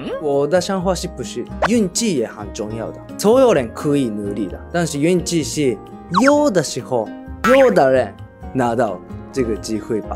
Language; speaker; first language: Chinese; non-native, learner; Japanese